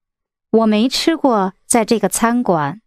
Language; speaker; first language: Chinese; non-native, learner; English